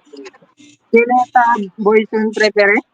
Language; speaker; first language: French; non-native, learner; Filipino